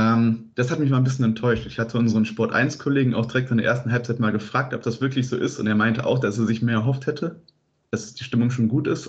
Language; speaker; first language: German; native; German